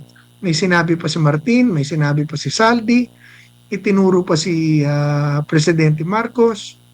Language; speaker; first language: Filipino; native; Filipino